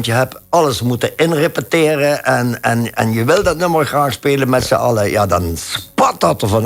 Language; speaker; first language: Dutch; native; Dutch